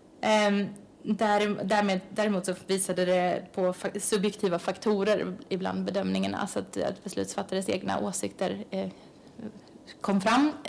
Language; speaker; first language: Swedish; native; Swedish